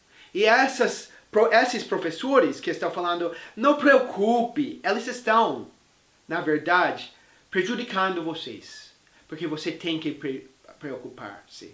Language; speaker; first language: Portuguese; non-native, fluent; English